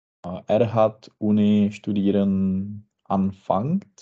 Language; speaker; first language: German; non-native, learner; Czech